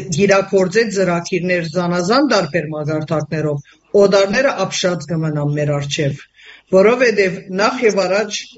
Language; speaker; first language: Armenian; early bilingual, heritage; Armenian